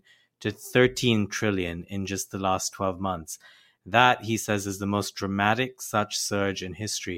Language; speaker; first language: English; non-native, local second language; Hindi